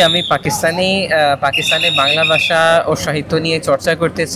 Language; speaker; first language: Bangla; non-native, fluent; Urdu